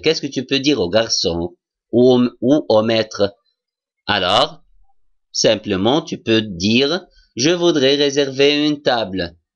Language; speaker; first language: French; non-native, fluent; Arabic